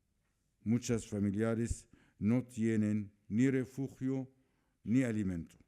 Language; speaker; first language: Spanish; non-native, fluent; Arabic